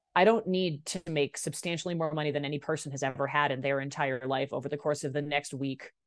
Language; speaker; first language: English; native; English